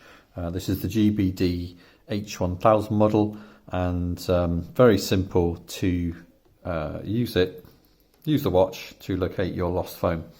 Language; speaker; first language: English; native; English